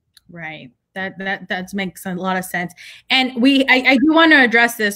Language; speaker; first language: English; early bilingual, other home language; Spanish